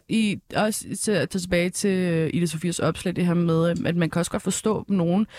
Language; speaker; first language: Danish; early bilingual, other home language; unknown